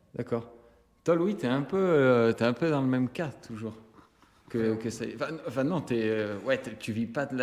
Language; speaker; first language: French; native; French